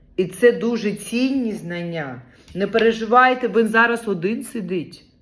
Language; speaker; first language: Ukrainian; native; Ukrainian